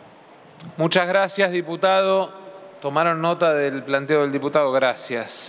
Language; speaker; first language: Spanish; native; Spanish